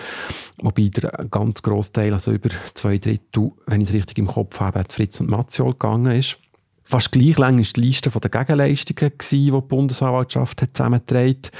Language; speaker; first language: German; native; German